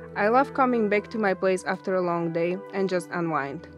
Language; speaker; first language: English; non-native, fluent; Slovak